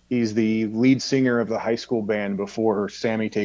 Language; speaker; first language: English; native; English